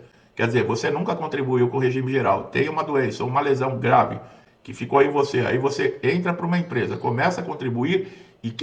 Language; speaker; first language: Portuguese; native; Portuguese